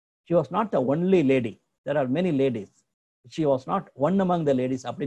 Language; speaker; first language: English; non-native, local second language; Tamil